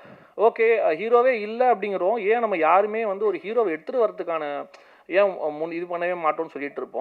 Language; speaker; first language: Tamil; native; Tamil